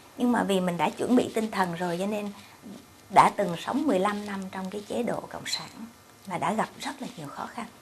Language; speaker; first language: Vietnamese; native; Vietnamese